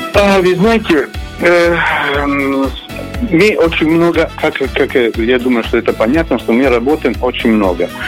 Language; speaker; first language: Russian; non-native, learner; Italian